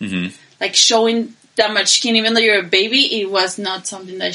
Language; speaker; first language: English; non-native, learner; Spanish